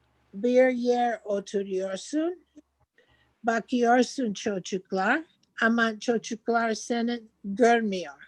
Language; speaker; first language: Turkish; non-native, learner; English